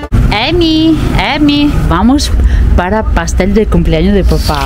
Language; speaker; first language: Spanish; non-native, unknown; Italian